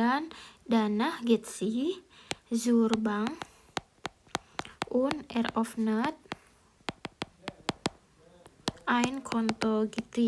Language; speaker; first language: German; non-native, learner; Indonesian